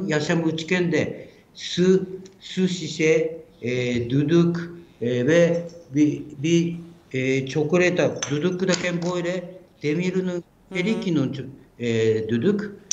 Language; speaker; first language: Turkish; non-native, fluent; Japanese